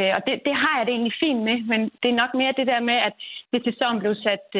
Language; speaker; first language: Danish; native; Danish